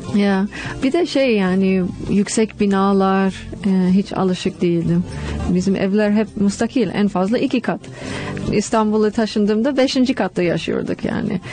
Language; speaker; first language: Turkish; non-native, fluent; English